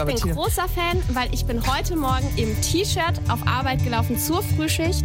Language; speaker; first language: German; native; German